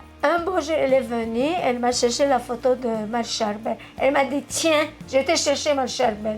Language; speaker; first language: French; non-native, local second language; Arabic